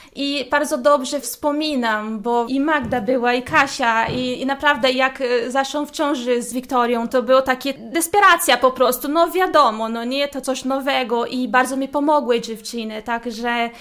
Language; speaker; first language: Polish; non-native, fluent; Portuguese